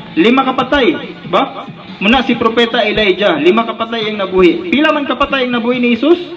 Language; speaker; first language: Cebuano; native; Cebuano